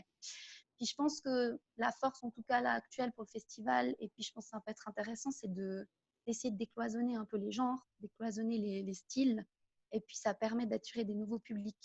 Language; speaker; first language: French; native; French